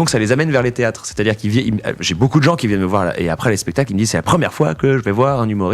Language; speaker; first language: French; native; French